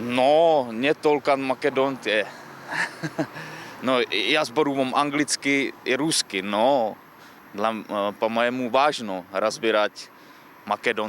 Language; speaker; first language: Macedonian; non-native, learner; Czech